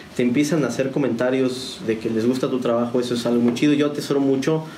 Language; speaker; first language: Spanish; native; Spanish